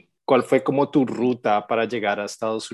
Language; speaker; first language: Spanish; native; Spanish